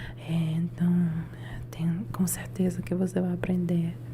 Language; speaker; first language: Portuguese; non-native, learner; Italian